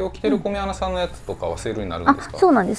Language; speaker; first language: Japanese; native; Japanese